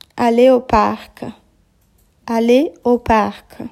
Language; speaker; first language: French; non-native, fluent; Polish